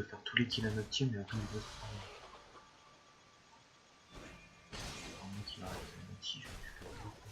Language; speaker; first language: French; native; French